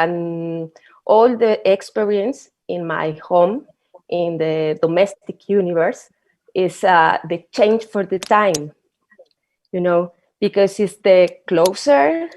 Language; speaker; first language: English; non-native, learner; Spanish